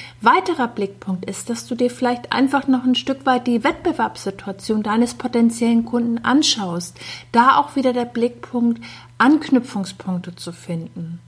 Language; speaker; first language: German; native; German